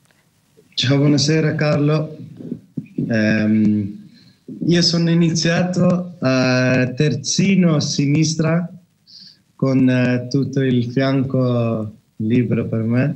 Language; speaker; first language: Italian; non-native, learner; Portuguese